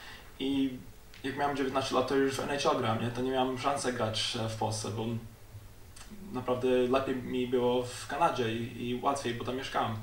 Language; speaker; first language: Polish; early bilingual, heritage; Polish